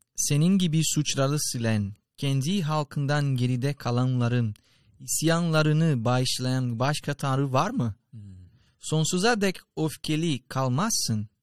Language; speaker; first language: Turkish; non-native, fluent; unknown